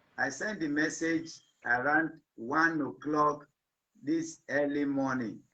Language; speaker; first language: English; non-native, local second language; Yoruba